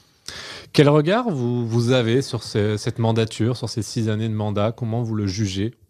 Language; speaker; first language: French; native; French